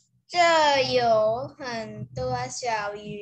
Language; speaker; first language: Chinese; non-native, learner; Thai